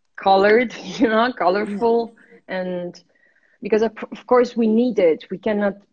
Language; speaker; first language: English; non-native, fluent; Italian